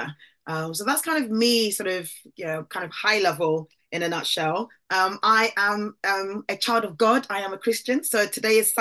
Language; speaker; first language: English; native; English